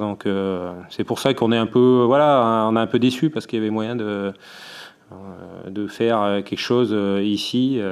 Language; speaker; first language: French; native; French